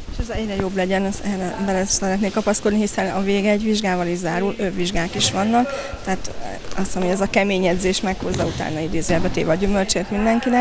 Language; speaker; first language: Hungarian; native; Hungarian